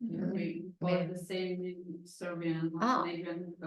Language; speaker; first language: English; non-native, fluent; Serbian